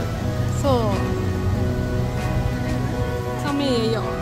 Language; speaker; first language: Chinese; non-native, learner; Japanese